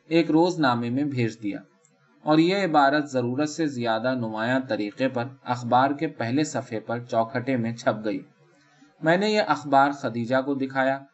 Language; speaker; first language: Urdu; native; Urdu